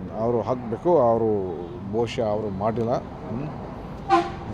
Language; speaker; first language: Kannada; non-native, fluent; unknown